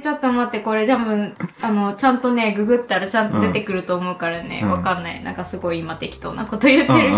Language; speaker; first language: Japanese; native; Japanese